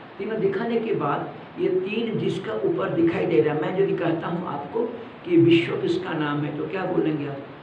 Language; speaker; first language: Hindi; non-native, local second language; Malayalam